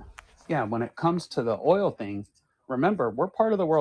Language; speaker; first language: English; native; English